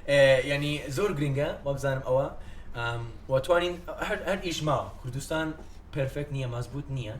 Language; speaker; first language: Central Kurdish; non-native, fluent; English